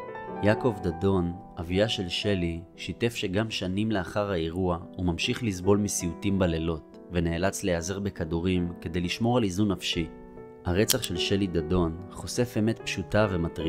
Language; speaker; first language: Hebrew; native; Hebrew